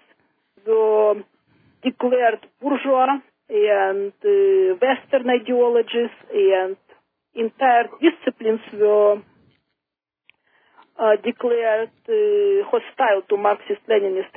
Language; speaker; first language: English; non-native, fluent; Russian